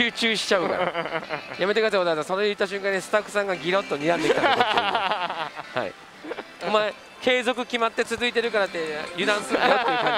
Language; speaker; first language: Japanese; native; Japanese